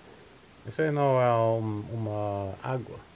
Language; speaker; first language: Portuguese; non-native, learner; Norwegian